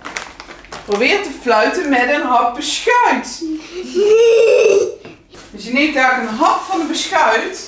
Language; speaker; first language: Dutch; native; Dutch